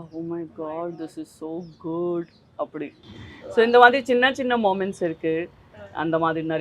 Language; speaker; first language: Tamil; non-native, fluent; Gujarati